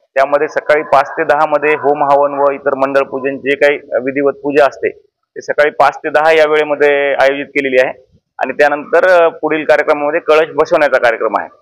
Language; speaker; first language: Marathi; native; Marathi